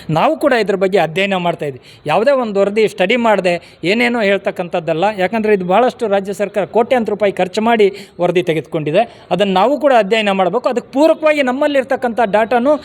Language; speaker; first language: Kannada; non-native, local second language; Lambadi